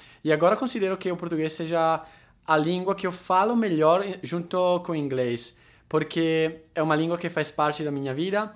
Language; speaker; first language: Portuguese; non-native, fluent; Italian